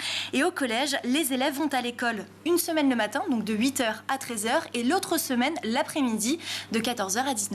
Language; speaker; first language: French; native; French